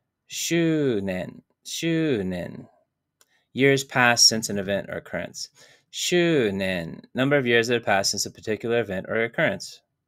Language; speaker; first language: English; native; English